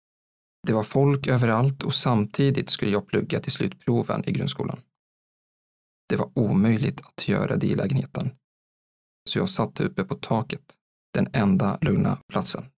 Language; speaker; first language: Swedish; non-native, fluent; Arabic